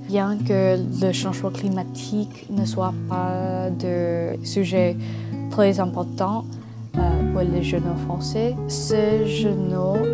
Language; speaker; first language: French; non-native, learner; English